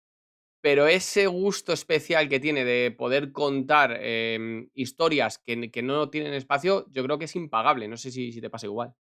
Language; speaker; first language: Spanish; native; Spanish